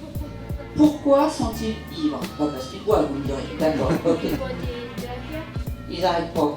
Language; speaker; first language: French; native; French